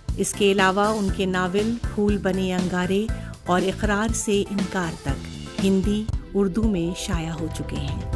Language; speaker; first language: Urdu; native; Urdu